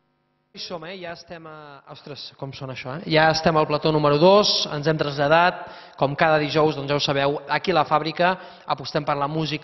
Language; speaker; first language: Catalan; native; Catalan